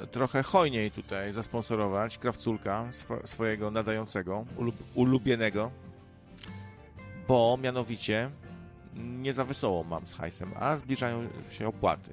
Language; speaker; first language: Polish; native; Polish